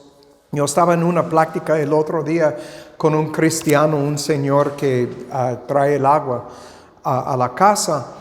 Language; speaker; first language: Spanish; non-native, fluent; English